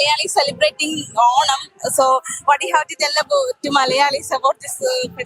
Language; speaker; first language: English; non-native, local second language; Malayalam